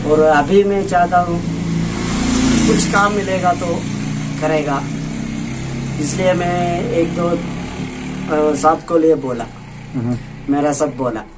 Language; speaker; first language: Hindi; non-native, local second language; Malayalam